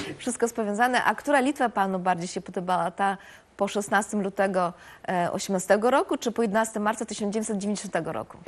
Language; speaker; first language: Polish; native; Polish